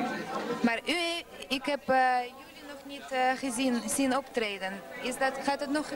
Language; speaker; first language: Dutch; non-native, fluent; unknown